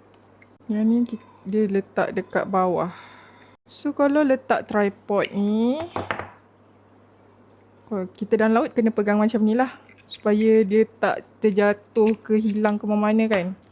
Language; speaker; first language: Malay; native; Malay